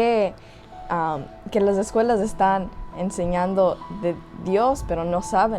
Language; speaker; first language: Spanish; early bilingual, heritage; English